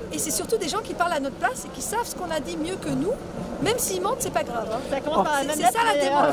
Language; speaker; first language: French; native; French